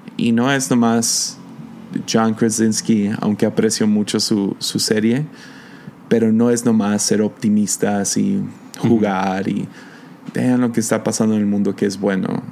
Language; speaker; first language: Spanish; non-native, fluent; English